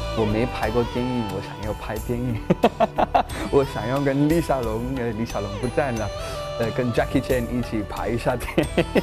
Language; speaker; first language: Chinese; non-native, fluent; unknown